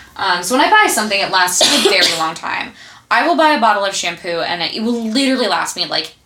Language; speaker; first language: English; native; English